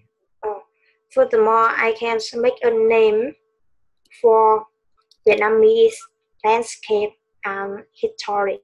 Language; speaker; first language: English; non-native, learner; Vietnamese